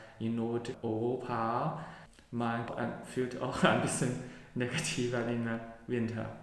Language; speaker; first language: German; non-native, learner; Cantonese